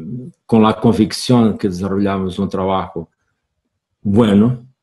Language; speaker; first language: Spanish; non-native, fluent; Portuguese